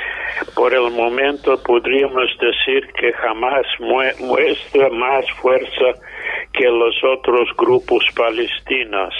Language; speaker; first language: Spanish; non-native, fluent; English